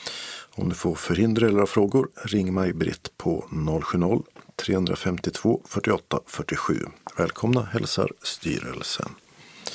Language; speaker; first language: Swedish; native; Swedish